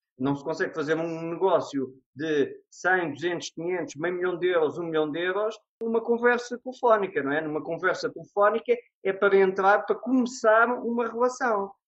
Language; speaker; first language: Portuguese; native; Portuguese